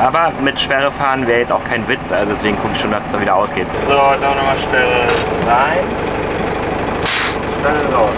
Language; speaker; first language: German; native; German